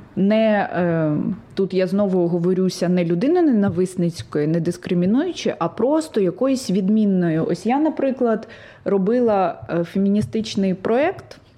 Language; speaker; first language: Ukrainian; non-native, local second language; Russian